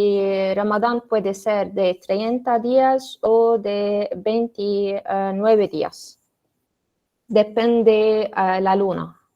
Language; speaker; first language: Spanish; non-native, learner; Arabic